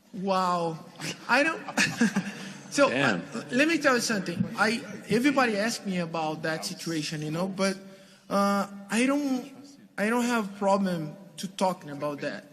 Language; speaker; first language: English; non-native, learner; Portuguese